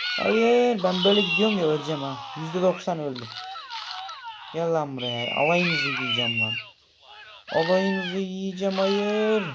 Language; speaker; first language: Turkish; native; Turkish